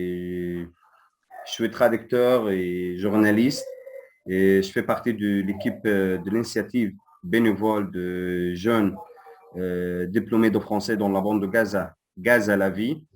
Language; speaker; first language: French; non-native, fluent; Arabic